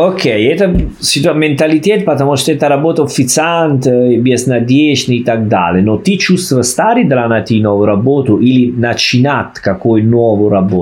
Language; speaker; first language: Russian; non-native, fluent; Italian